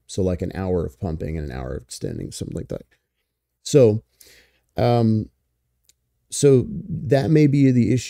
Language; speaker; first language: English; native; English